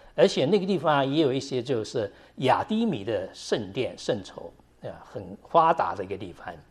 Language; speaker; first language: Chinese; native; Chinese